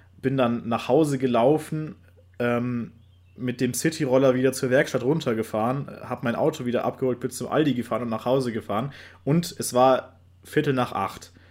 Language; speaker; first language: German; native; German